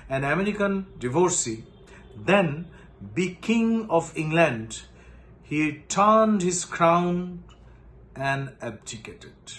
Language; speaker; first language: English; non-native, local second language; Bangla